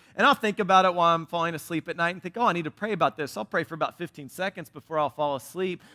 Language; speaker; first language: English; native; English